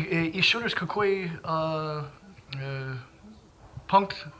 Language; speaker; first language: Russian; non-native, learner; English